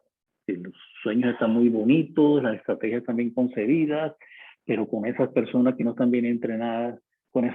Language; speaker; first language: Spanish; native; Spanish